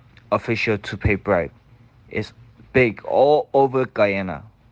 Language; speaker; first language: English; non-native, learner; Chinese